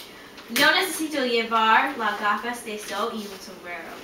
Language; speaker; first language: Spanish; non-native, learner; English